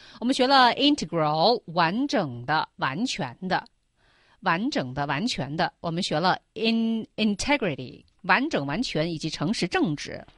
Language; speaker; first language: Chinese; native; Chinese